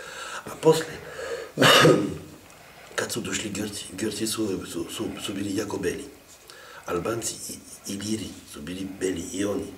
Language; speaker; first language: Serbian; non-native, fluent; French